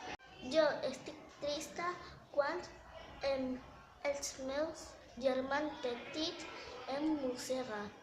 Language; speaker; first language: Catalan; non-native, learner; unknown